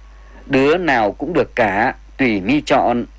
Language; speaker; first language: Vietnamese; native; Vietnamese